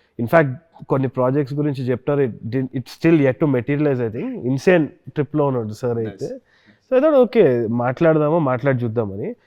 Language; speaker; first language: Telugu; native; Telugu